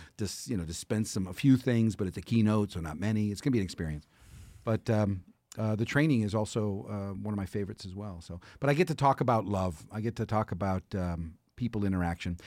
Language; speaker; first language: English; native; English